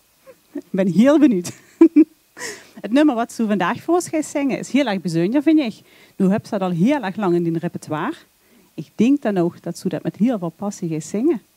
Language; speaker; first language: Dutch; native; Dutch